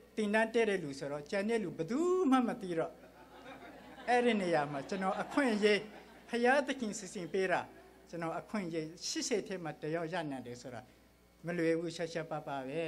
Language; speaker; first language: Burmese; non-native, local second language; Hakha Chin